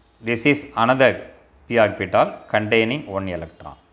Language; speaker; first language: English; non-native, local second language; Tamil